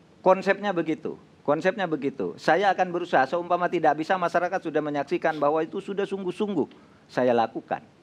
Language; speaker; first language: Indonesian; non-native, local second language; Madurese